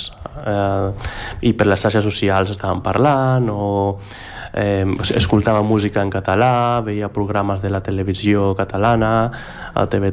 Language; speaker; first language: Catalan; non-native, fluent; Greek